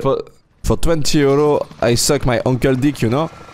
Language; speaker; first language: English; non-native, learner; French